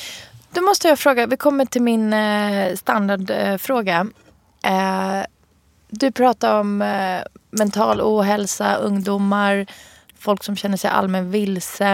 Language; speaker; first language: Swedish; native; Swedish